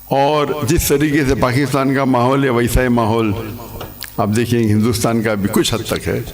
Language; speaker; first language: Urdu; non-native, local second language; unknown